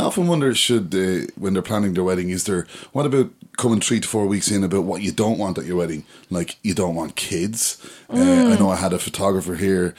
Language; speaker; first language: English; native; English